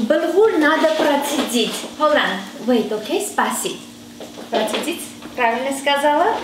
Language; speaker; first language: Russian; non-native, local second language; Armenian